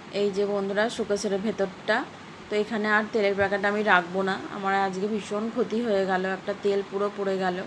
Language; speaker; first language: Bangla; native; Bangla